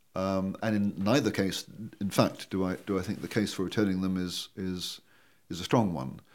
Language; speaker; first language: English; native; English